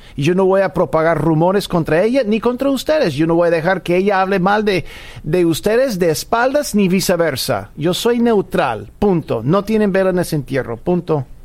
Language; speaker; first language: Spanish; non-native, fluent; English